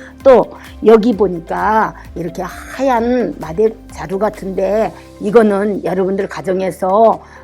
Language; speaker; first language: Korean; native; Korean